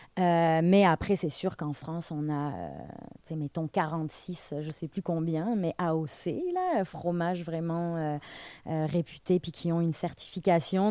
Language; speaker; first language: French; native; French